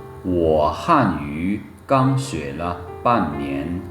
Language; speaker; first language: Chinese; non-native, fluent; Lao